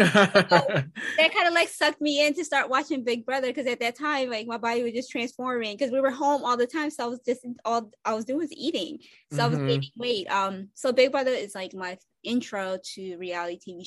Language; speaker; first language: English; non-native, fluent; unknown